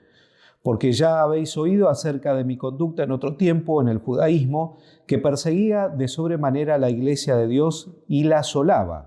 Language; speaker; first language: Spanish; native; Spanish